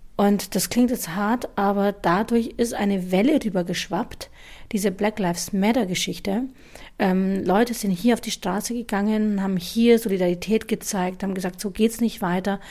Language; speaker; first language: German; native; German